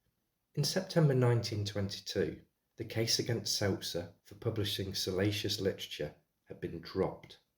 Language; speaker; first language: English; native; English